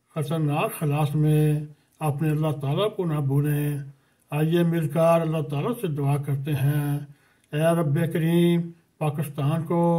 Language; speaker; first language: Urdu; native; Urdu